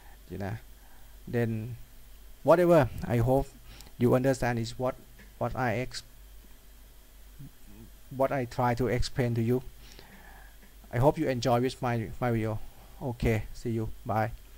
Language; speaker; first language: English; non-native, learner; Thai